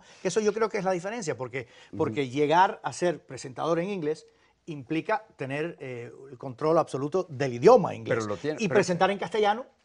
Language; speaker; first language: Spanish; early bilingual, heritage; Spanish